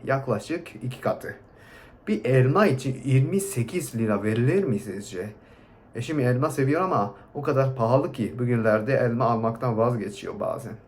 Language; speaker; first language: Turkish; non-native, fluent; Japanese